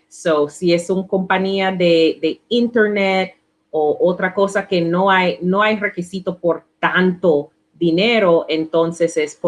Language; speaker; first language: Spanish; non-native, learner; English